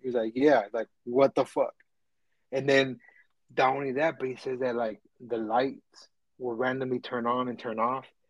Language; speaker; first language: English; early bilingual, other home language; Spanish